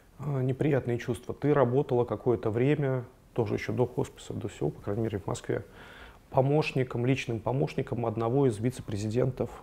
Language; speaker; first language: Russian; native; Russian